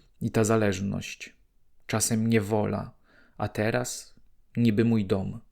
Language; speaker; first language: Polish; native; Polish